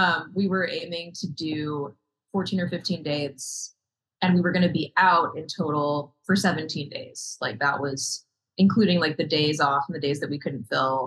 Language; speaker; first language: English; native; English